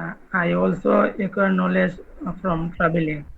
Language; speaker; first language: English; non-native, learner; Bangla